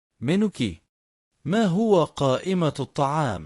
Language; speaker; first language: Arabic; non-native, fluent; Bangla